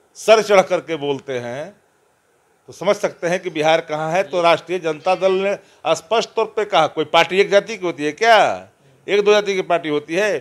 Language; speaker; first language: Hindi; native; Hindi